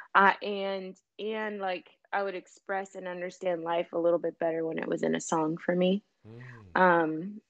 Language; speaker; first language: English; native; English